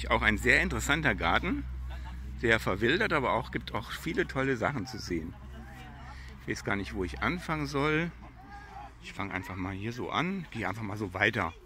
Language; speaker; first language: German; native; German